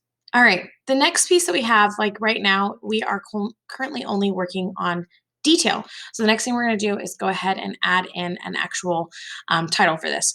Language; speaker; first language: English; native; English